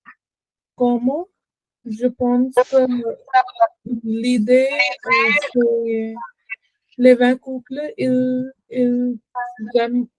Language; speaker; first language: French; non-native, learner; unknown